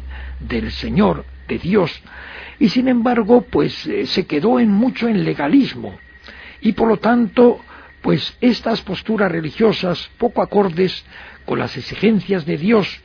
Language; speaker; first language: Spanish; native; Spanish